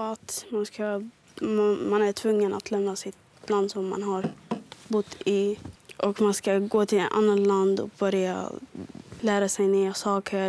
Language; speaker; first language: Swedish; early bilingual, other home language; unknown